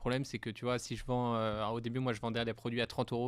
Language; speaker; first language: French; native; French